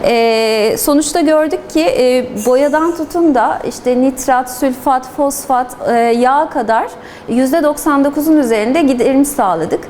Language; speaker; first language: Turkish; native; Turkish